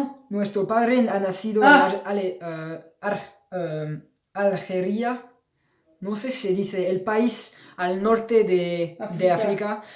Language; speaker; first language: Spanish; non-native, learner; French